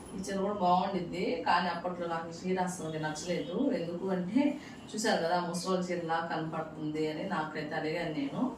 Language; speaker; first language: Telugu; non-native, local second language; Urdu